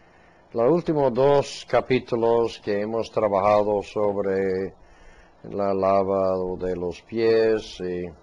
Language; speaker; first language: Spanish; non-native, fluent; English